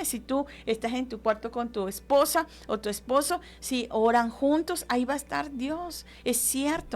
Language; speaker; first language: Spanish; native; Spanish